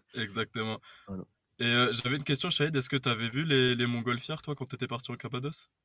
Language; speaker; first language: French; native; French